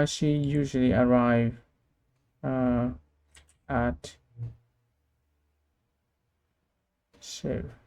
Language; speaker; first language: English; non-native, learner; Vietnamese